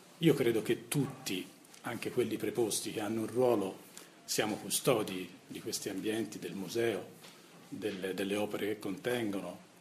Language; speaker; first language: Italian; native; Italian